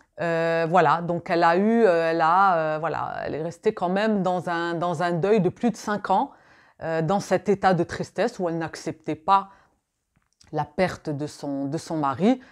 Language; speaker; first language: French; native; French